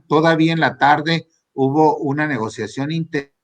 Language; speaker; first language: Spanish; native; Spanish